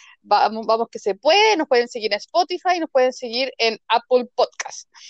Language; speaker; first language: Spanish; native; Spanish